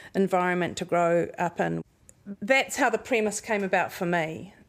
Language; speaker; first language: English; native; English